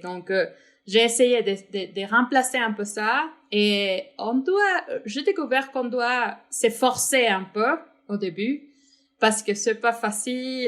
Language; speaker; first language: French; non-native, fluent; Spanish